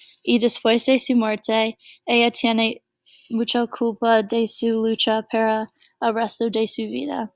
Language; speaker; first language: Spanish; non-native, learner; English